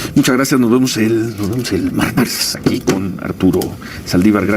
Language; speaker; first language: Spanish; native; Spanish